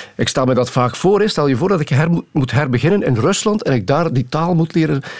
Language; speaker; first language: Dutch; native; Dutch